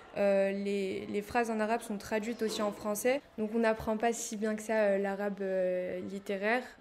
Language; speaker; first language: French; native; French